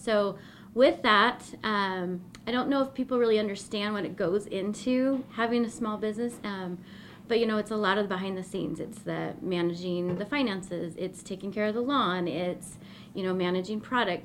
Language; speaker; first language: English; native; English